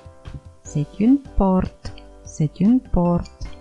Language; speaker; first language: French; non-native, fluent; Romanian